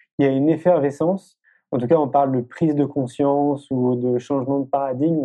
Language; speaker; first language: French; native; French